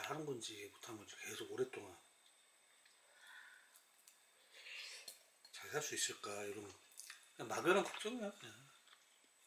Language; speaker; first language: Korean; native; Korean